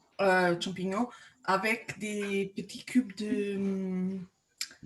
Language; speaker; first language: French; non-native, fluent; Portuguese